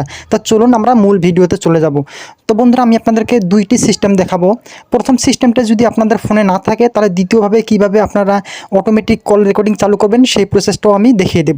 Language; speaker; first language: Bangla; native; Bangla